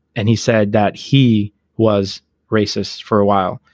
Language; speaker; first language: English; native; English